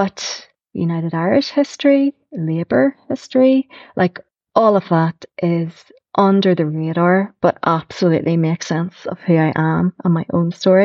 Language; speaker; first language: English; native; English